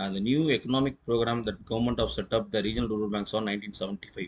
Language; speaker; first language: English; non-native, local second language; Tamil